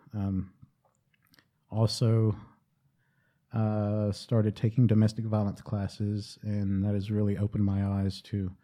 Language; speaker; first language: English; native; English